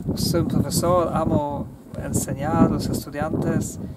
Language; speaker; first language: Spanish; non-native, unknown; Polish